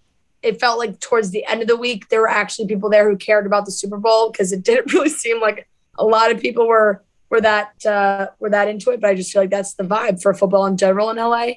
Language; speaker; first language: English; native; English